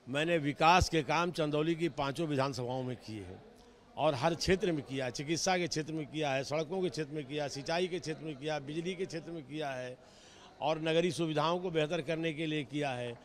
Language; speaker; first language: Hindi; native; Hindi